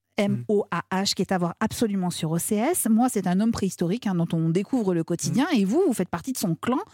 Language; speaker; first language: French; native; French